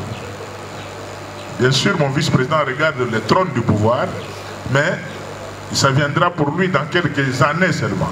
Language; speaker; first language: French; non-native, local second language; Luba-Lulua